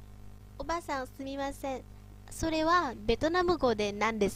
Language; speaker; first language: Japanese; non-native, learner; Vietnamese